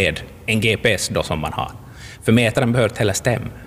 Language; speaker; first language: Swedish; native; Swedish